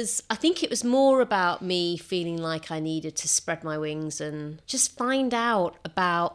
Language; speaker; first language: English; native; English